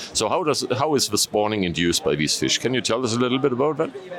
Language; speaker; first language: English; non-native, fluent; German